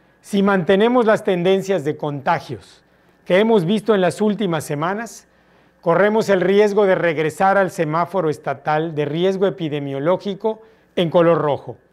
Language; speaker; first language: Spanish; native; Spanish